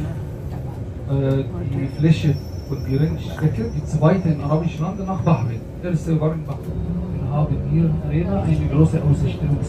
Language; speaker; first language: German; non-native, fluent; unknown